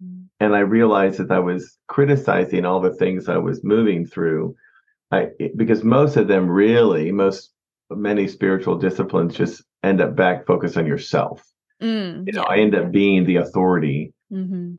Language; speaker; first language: English; native; English